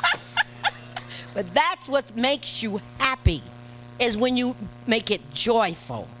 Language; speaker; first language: English; native; English